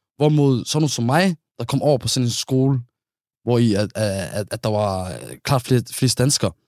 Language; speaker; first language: Danish; early bilingual, other home language; Somali